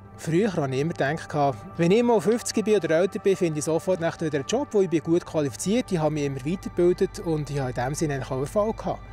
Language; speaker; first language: German; native; German